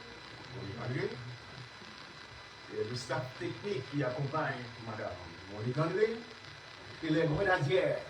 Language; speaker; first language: French; non-native, local second language; Haitian Creole